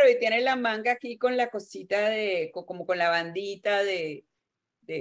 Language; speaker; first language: Spanish; native; Spanish